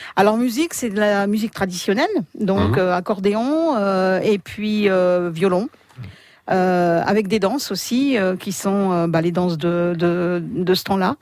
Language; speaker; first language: French; native; French